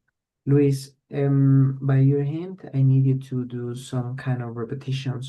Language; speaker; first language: English; non-native, fluent; Spanish